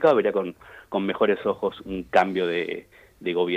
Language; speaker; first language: Spanish; native; Spanish